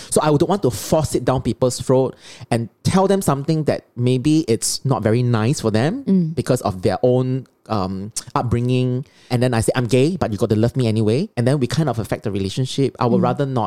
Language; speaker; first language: English; non-native, local second language; Chinese